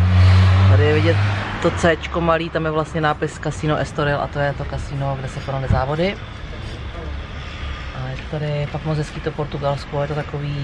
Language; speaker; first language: Czech; native; Czech